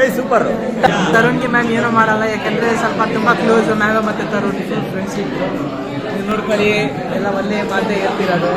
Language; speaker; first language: Kannada; non-native, local second language; Hindi